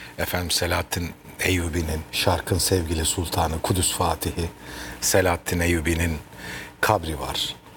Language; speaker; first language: Turkish; native; Turkish